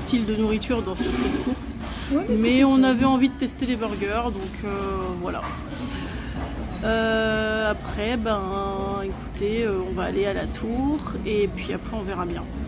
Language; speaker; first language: French; native; French